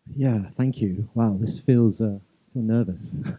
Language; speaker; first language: English; native; English